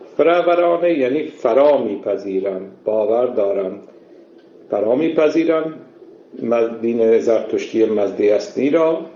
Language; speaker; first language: Persian; native; Persian